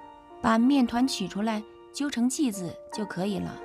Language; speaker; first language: Chinese; native; Chinese